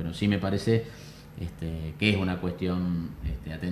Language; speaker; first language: Spanish; native; Spanish